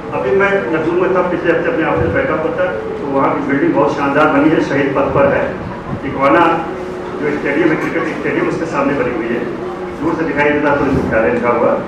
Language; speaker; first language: Hindi; native; Hindi